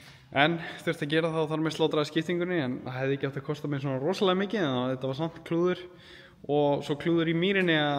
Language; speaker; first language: Icelandic; native; Icelandic